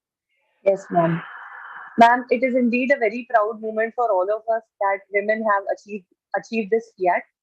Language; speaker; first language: English; non-native, local second language; Hindi